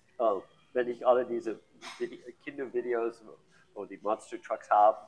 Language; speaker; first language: German; non-native, learner; English